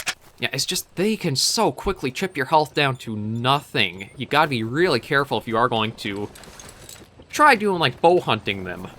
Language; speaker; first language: English; native; English